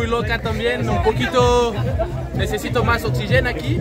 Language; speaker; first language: Spanish; non-native, learner; French